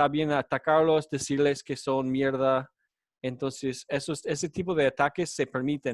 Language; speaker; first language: Spanish; non-native, fluent; English